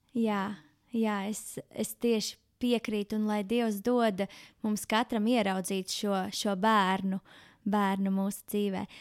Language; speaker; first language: Latvian; native; Latvian